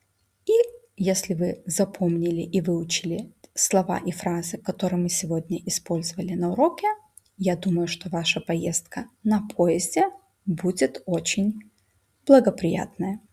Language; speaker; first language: Russian; non-native, fluent; Lithuanian